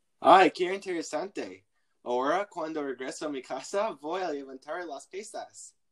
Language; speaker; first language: Spanish; non-native, learner; English